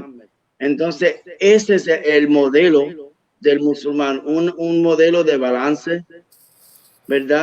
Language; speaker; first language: Spanish; early bilingual, heritage; Spanish